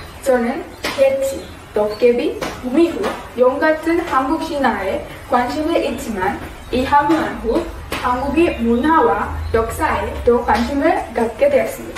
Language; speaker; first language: Korean; non-native, learner; Sinhala